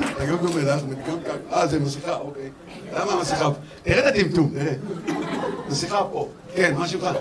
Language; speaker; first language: Hebrew; non-native, local second language; Arabic